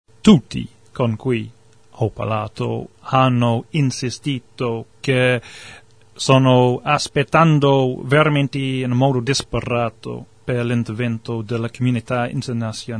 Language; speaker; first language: Italian; non-native, learner; English